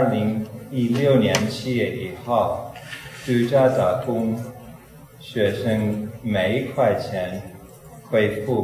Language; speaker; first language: Chinese; non-native, fluent; English